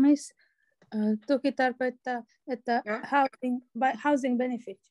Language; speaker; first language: Finnish; non-native, learner; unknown